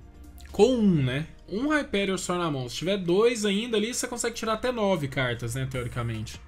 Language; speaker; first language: Portuguese; native; Portuguese